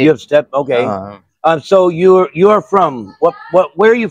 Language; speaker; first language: English; native; English